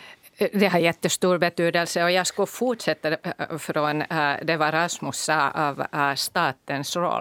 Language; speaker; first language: Swedish; non-native, local second language; Finnish